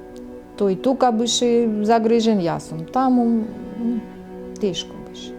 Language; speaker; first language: Macedonian; non-native, learner; Russian